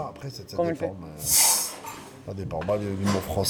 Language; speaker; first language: French; native; French